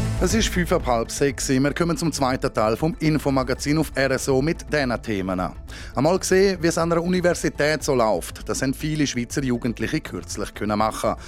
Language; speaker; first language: German; native; German